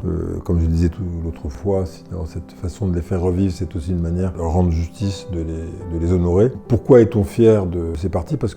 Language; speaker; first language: French; native; French